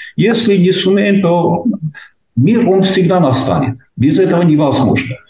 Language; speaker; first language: Russian; non-native, local second language; Armenian